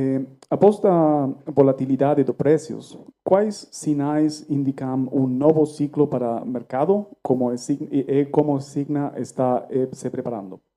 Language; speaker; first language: Portuguese; non-native, fluent; Spanish